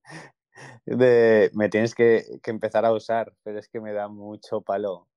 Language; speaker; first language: Spanish; native; Spanish